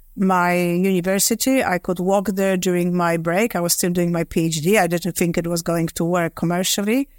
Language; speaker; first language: English; non-native, fluent; Polish